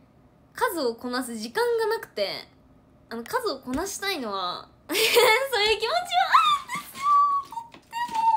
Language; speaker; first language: Japanese; native; Japanese